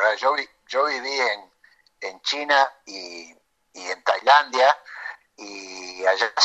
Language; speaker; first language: Spanish; native; Spanish